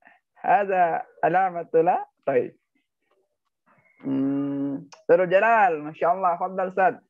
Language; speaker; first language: Arabic; non-native, learner; Indonesian